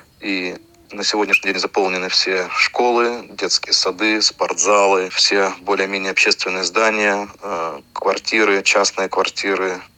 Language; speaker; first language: Russian; native; Russian